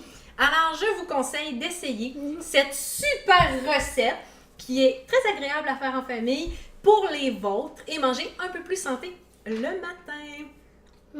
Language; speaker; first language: French; native; French